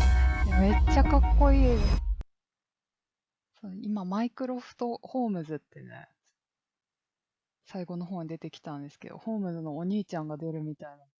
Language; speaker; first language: Japanese; native; Japanese